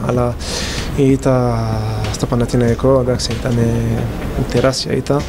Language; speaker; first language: Greek; non-native, learner; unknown